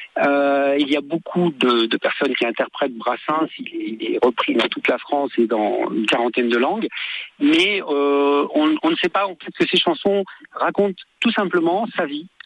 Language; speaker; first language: French; native; French